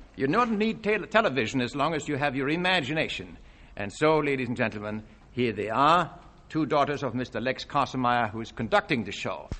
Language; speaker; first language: English; non-native, fluent; Dutch